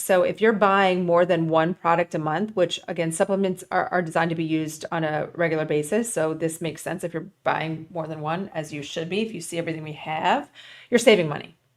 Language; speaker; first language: English; native; English